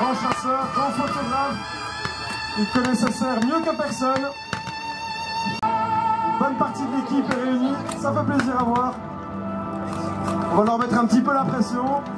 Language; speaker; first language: French; native; French